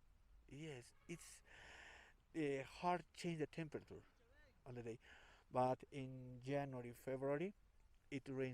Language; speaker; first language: English; non-native, learner; Spanish